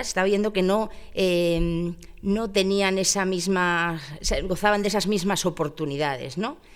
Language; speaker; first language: Spanish; native; Spanish